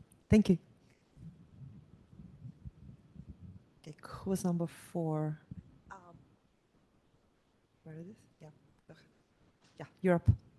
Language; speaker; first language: English; non-native, fluent; Russian